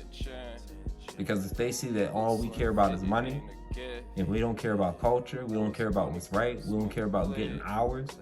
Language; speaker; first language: English; native; English